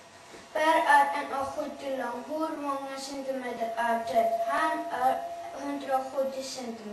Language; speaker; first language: Swedish; early bilingual, other home language; Somali